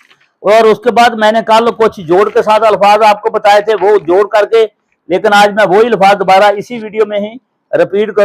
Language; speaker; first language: Hindi; non-native, local second language; Punjabi